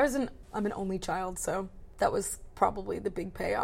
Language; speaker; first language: English; native; English